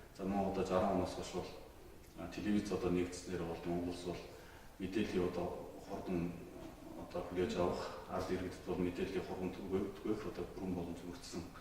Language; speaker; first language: Mongolian; non-native, local second language; Kazakh